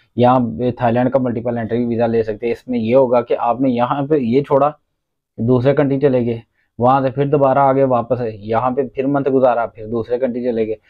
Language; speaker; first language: Urdu; non-native, local second language; Punjabi